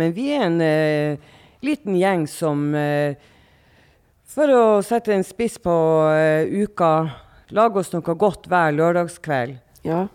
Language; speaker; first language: Norwegian; native; Norwegian